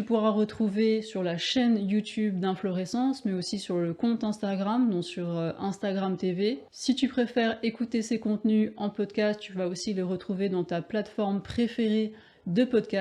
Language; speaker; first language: French; native; French